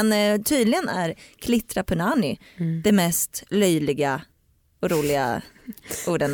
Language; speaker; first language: Swedish; native; Swedish